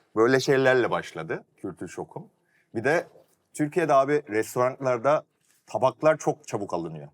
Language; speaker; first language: Turkish; early bilingual, other home language; Korean